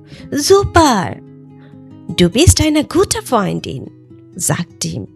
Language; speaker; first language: German; non-native, learner; Bangla